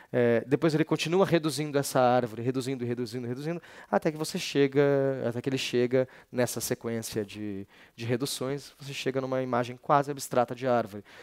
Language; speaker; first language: Portuguese; native; Portuguese